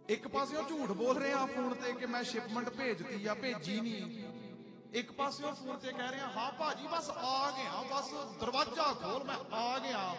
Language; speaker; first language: Punjabi; early bilingual, heritage; Punjabi